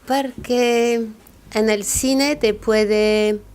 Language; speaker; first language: Spanish; non-native, learner; French